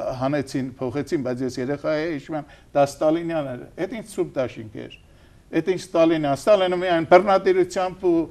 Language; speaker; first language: Armenian; native; Armenian